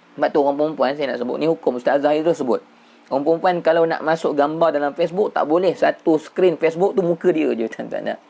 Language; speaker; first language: Malay; native; Malay